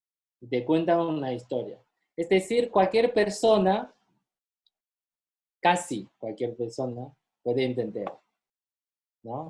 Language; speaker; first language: Spanish; non-native, fluent; Chinese